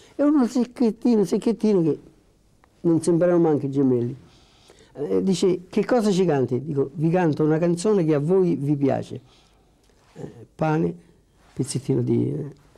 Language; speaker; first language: Italian; native; Italian